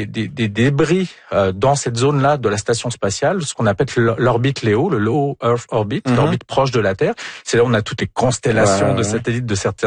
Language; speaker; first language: French; native; French